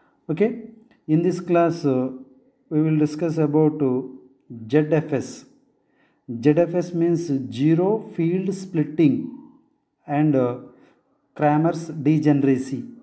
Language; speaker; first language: English; non-native, local second language; Telugu